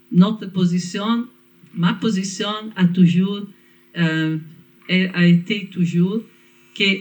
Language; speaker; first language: French; non-native, fluent; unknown